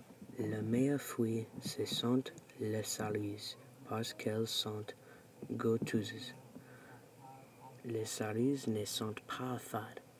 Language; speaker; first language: French; non-native, learner; English